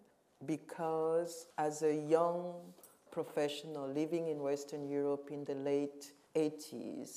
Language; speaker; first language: English; non-native, local second language; French